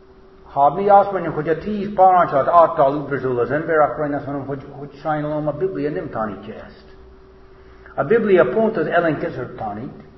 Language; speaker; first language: Hungarian; non-native, fluent; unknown